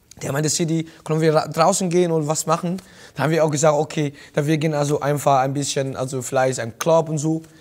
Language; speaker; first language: German; non-native, learner; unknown